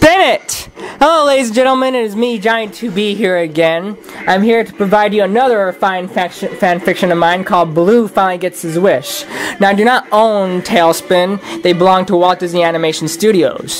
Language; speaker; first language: English; native; English